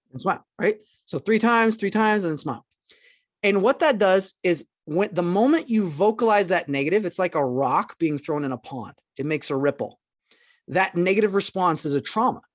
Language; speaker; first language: English; native; English